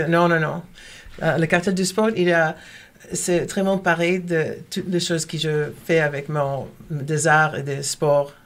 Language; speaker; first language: French; non-native, learner; Portuguese